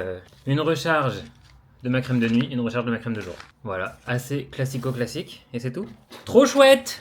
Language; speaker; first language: French; native; French